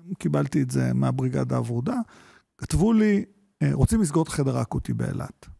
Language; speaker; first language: Hebrew; native; Hebrew